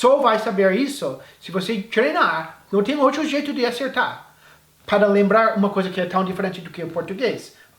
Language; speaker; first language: Portuguese; non-native, fluent; English